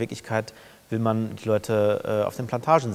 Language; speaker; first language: German; early bilingual, other home language; Turkish